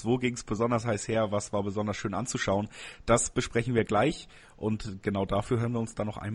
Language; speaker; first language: German; native; German